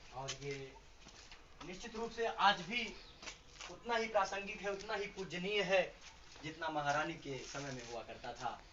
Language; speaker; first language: Hindi; native; Hindi